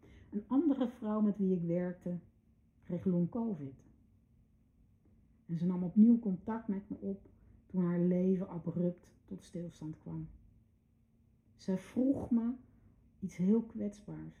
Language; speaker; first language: Dutch; native; Dutch